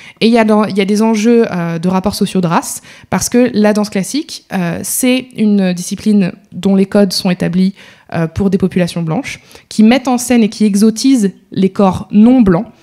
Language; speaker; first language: French; native; French